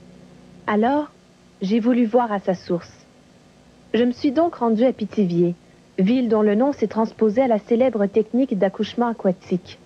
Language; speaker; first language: French; native; French